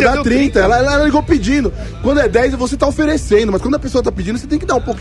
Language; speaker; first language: Portuguese; native; Portuguese